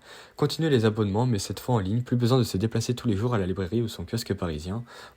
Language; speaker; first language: French; native; French